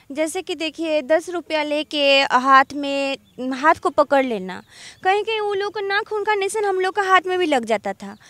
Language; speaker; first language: Hindi; non-native, local second language; Bangla